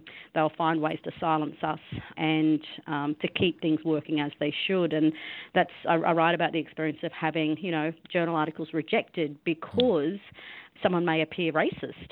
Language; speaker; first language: English; native; English